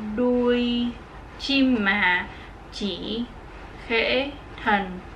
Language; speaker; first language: Vietnamese; non-native, learner; English